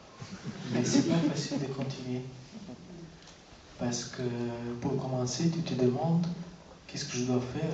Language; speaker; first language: French; non-native, fluent; Romanian